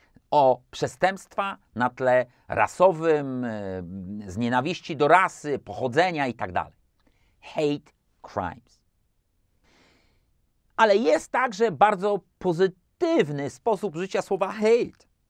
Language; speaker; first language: Polish; native; Polish